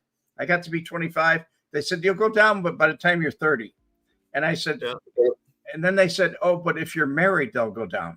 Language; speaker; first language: English; native; English